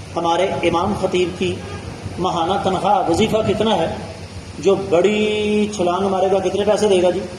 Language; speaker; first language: Urdu; non-native, local second language; Punjabi